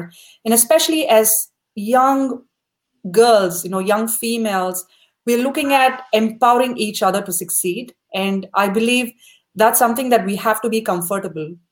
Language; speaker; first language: English; non-native, local second language; Tamil